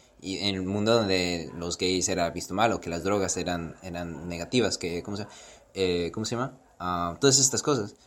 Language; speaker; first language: Spanish; native; Spanish